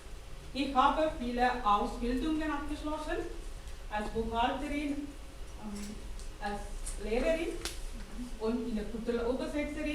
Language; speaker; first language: German; non-native, fluent; Tamil